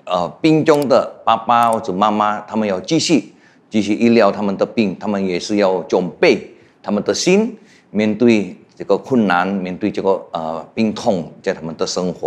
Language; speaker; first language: Chinese; non-native, fluent; Indonesian